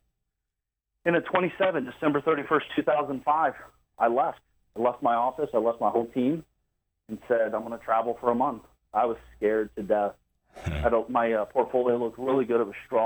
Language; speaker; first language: English; native; English